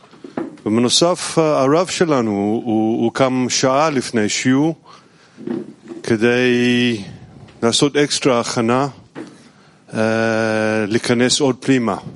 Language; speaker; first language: Hebrew; non-native, learner; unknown